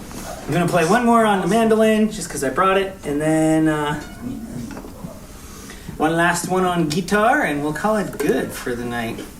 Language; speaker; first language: English; native; English